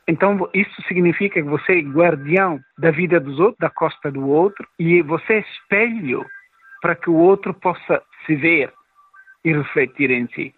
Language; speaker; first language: Portuguese; non-native, local second language; Upper Guinea Crioulo